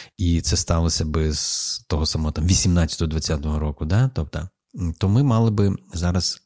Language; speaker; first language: Ukrainian; native; Ukrainian